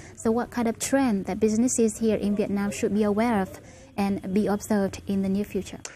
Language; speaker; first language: English; non-native, fluent; Vietnamese